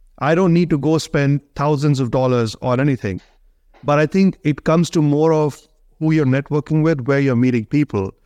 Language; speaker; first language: English; non-native, local second language; Hindi